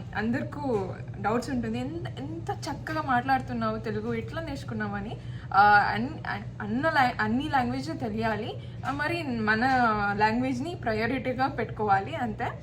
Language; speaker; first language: Telugu; non-native, local second language; Kannada